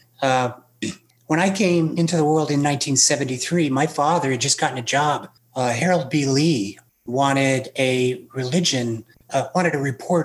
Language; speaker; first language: English; native; English